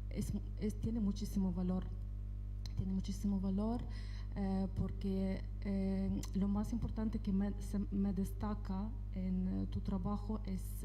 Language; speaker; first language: Spanish; non-native, fluent; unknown